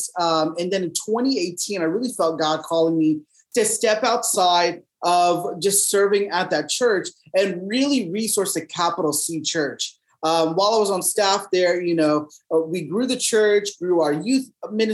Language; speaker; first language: English; native; English